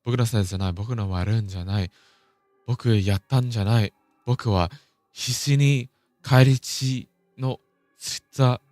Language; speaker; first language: Japanese; non-native, learner; English